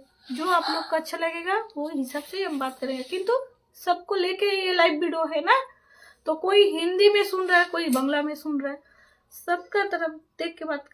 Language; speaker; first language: Hindi; non-native, local second language; Bangla